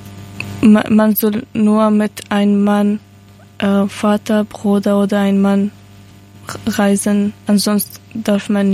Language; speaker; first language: German; non-native, learner; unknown